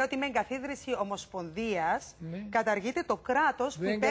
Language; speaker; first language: Greek; native; Greek